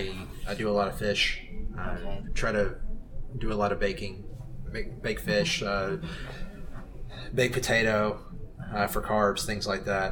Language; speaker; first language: English; native; English